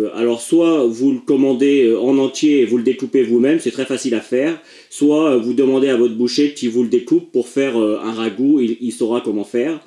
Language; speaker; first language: French; native; French